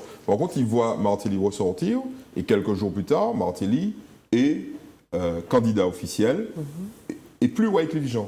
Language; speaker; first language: French; native; French